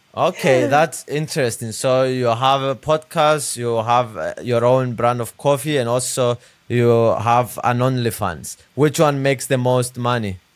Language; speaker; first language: English; non-native, fluent; Greek